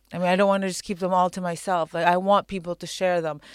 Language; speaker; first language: English; non-native, fluent; Arabic